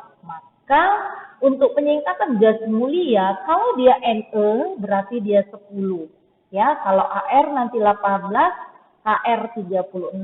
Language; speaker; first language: Indonesian; native; Indonesian